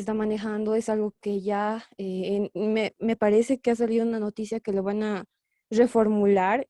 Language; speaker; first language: Spanish; native; Spanish